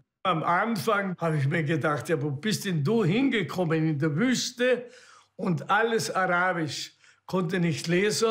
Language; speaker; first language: German; native; German